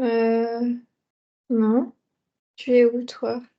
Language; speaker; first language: French; native; French